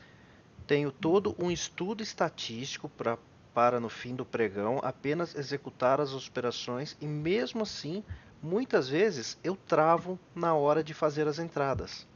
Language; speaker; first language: Portuguese; native; Portuguese